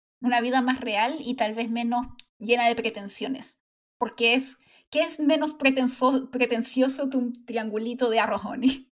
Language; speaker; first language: Spanish; native; Spanish